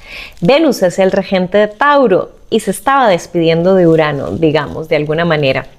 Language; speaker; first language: Spanish; native; Spanish